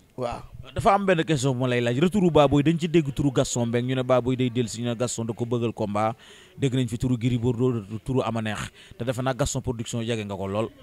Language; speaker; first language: Wolof; native; Wolof